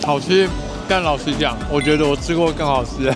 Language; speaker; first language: Chinese; native; Chinese